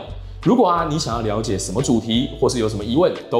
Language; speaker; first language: Chinese; native; Chinese